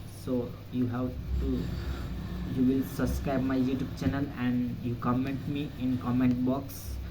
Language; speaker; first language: English; non-native, learner; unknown